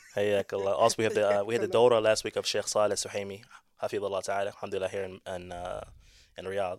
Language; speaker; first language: English; native; English